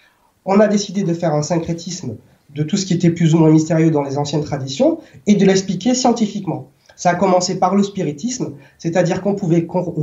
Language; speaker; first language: French; native; French